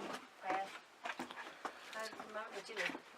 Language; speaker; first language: English; non-native, learner; Ladakhi